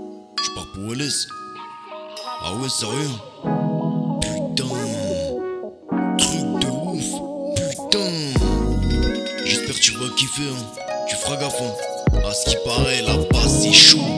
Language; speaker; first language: French; native; French